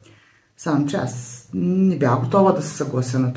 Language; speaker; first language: Bulgarian; native; Bulgarian